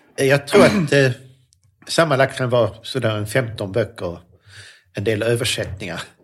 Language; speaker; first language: Swedish; native; Swedish